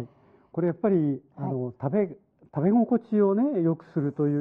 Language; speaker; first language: Japanese; native; Japanese